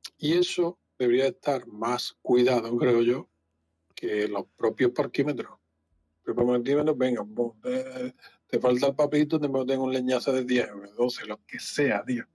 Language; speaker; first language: Spanish; native; Spanish